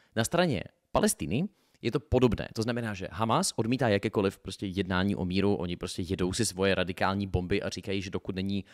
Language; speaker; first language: Czech; non-native, fluent; Russian